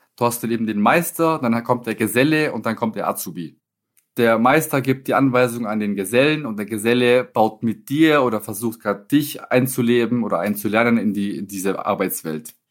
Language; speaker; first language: German; native; German